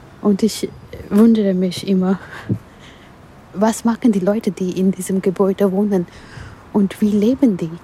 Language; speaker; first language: German; non-native, learner; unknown